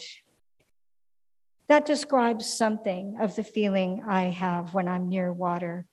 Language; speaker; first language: English; native; English